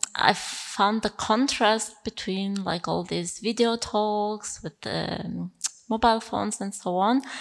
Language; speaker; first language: English; non-native, fluent; Bulgarian